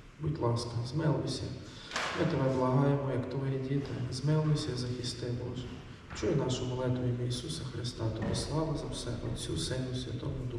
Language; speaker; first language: Ukrainian; native; Ukrainian